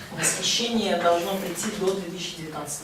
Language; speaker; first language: Russian; native; Russian